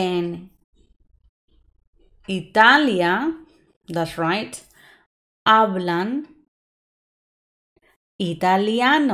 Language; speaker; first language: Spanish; non-native, fluent; English